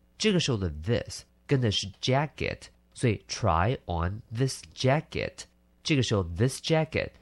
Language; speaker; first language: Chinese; native; Chinese